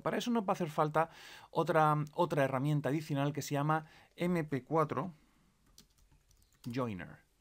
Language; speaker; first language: Spanish; native; Spanish